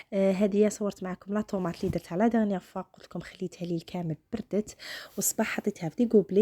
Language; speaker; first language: Arabic; native; Arabic